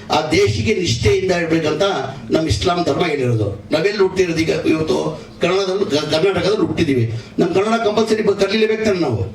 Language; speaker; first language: Kannada; non-native, local second language; Urdu